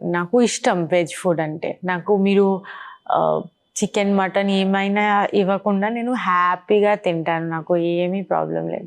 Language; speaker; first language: Telugu; non-native, local second language; Bangla